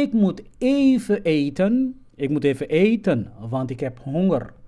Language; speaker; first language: Dutch; non-native, fluent; Somali